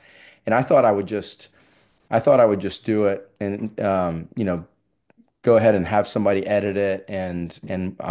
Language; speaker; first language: English; native; English